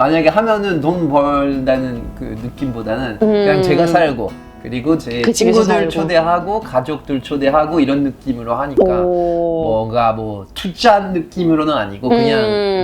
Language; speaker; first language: Korean; non-native, fluent; French